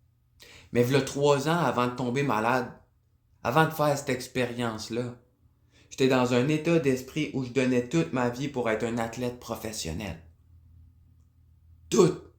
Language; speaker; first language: French; native; French